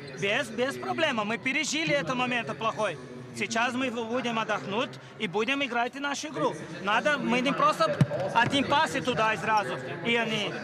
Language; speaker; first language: Russian; non-native, learner; Portuguese